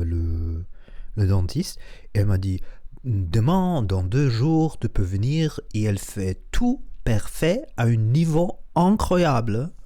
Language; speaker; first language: French; non-native, learner; Spanish